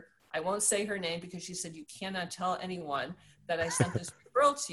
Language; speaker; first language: English; native; English